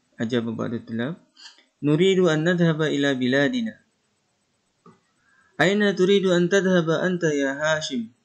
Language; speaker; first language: Arabic; non-native, fluent; Indonesian